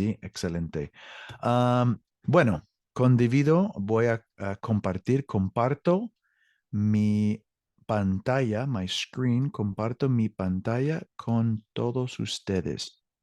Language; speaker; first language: Spanish; non-native, learner; English